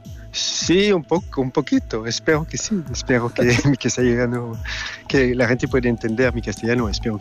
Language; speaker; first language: Spanish; non-native, learner; French